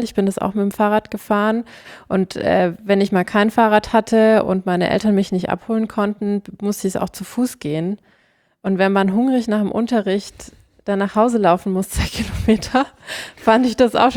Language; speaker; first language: German; native; German